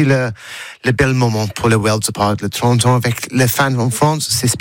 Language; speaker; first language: French; non-native, learner; English